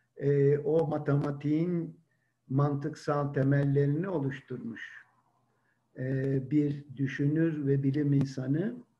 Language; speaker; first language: Turkish; native; Turkish